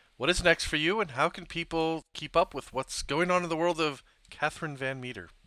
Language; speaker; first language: English; native; English